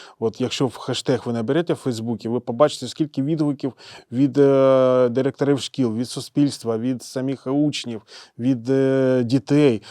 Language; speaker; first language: Ukrainian; non-native, local second language; Russian